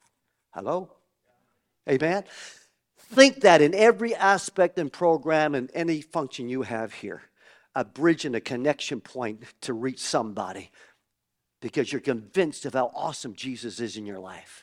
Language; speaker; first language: English; native; English